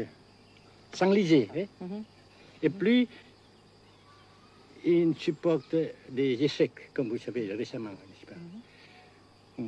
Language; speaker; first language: French; non-native, fluent; Vietnamese